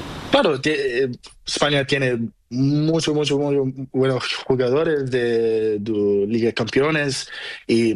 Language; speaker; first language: Spanish; non-native, learner; Portuguese